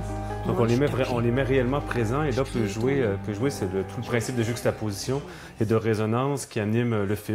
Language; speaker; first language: French; native; French